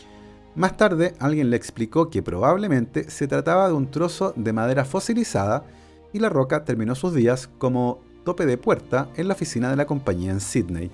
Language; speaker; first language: Spanish; native; Spanish